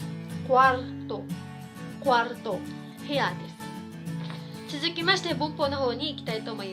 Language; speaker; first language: Japanese; non-native, fluent; Cebuano